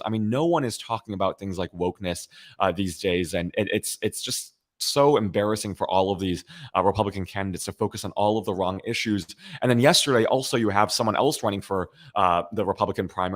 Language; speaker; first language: English; native; English